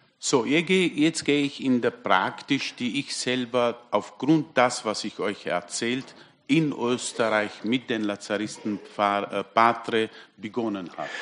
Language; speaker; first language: German; non-native, fluent; Armenian